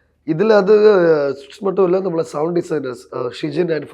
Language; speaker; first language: Tamil; non-native, learner; Malayalam